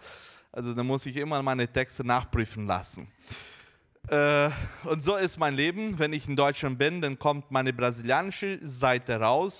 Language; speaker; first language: German; early bilingual, heritage; Portuguese